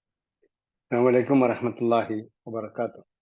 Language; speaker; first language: Arabic; non-native, fluent; Malayalam